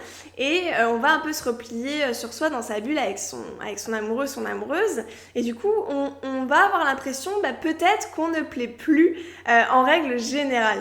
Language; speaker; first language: French; native; French